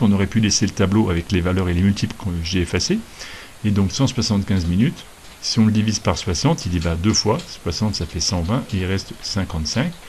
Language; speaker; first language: French; native; French